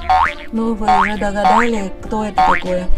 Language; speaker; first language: Russian; non-native, learner; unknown